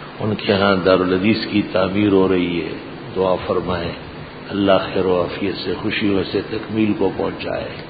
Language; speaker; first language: Urdu; non-native, local second language; Pashto